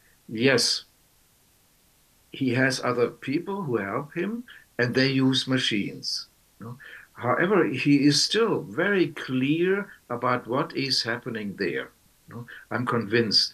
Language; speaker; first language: English; non-native, fluent; German